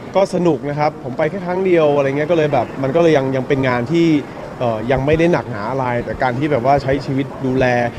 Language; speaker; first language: Thai; native; Thai